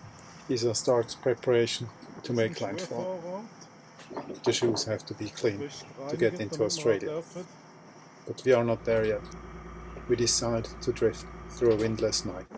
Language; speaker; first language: English; non-native, fluent; German